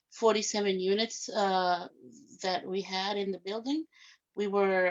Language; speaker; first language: English; early bilingual, other home language; Spanish